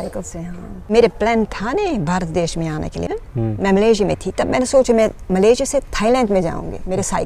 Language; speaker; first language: Hindi; non-native, learner; Dutch